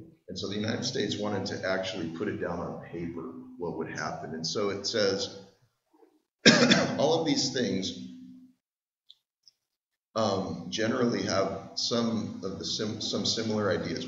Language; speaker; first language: English; native; English